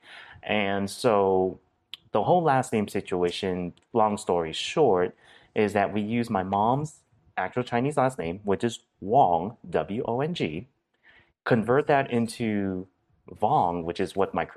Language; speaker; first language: English; early bilingual, other home language; Cantonese